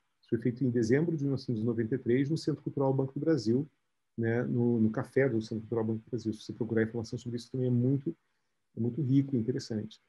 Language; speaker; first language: Portuguese; native; Portuguese